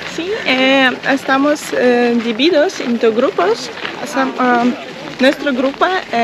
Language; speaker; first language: Spanish; non-native, learner; Russian